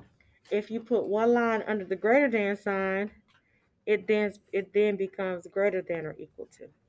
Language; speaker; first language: English; native; English